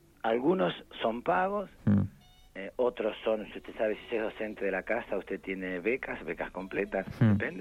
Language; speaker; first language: Spanish; native; Spanish